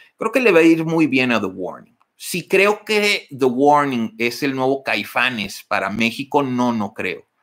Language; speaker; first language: Spanish; native; Spanish